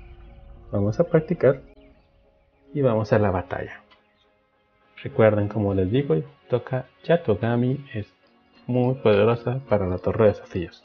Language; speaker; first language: Spanish; native; Spanish